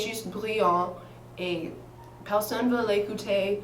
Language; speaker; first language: French; non-native, fluent; English